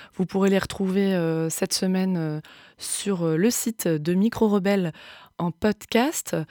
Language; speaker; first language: French; native; French